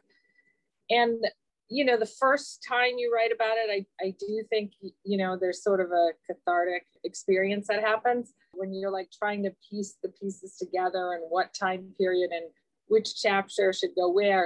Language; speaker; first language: English; native; English